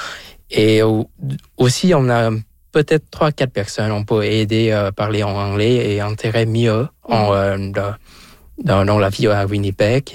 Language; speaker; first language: French; non-native, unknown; Vietnamese